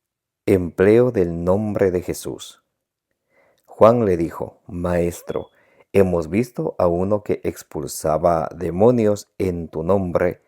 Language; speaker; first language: Spanish; native; Spanish